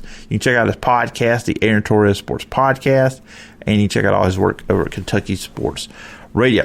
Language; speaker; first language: English; native; English